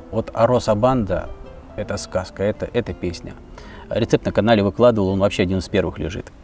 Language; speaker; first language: Russian; native; Russian